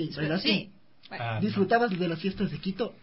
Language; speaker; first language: Spanish; native; Spanish